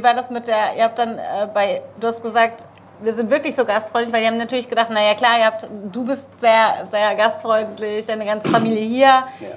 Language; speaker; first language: German; native; German